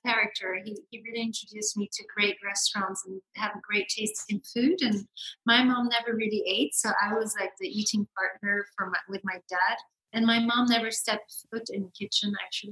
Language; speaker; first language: English; non-native, local second language; French